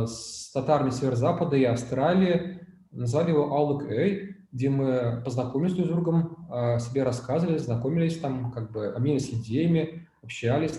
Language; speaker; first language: Russian; native; Russian